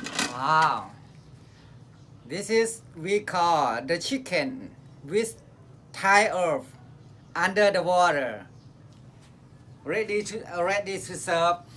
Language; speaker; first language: English; non-native, learner; Thai